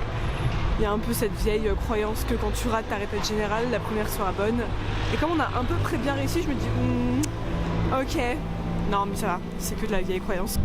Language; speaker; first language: French; native; French